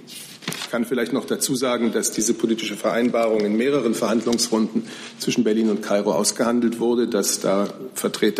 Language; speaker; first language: German; native; German